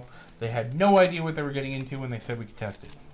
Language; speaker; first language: English; native; English